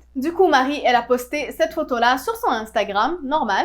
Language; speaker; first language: French; native; French